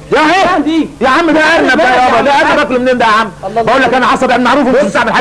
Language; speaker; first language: Arabic; native; Arabic